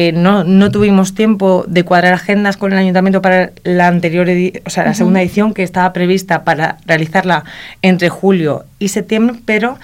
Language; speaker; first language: Spanish; native; Spanish